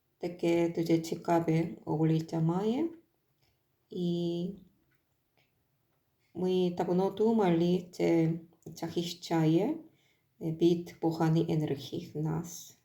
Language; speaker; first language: Ukrainian; non-native, learner; Korean